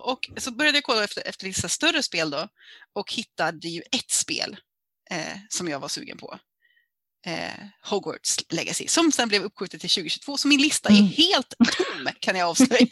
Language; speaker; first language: Swedish; native; Swedish